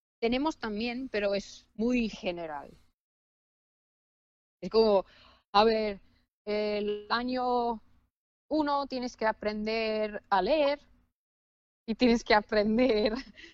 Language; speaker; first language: Spanish; non-native, fluent; Finnish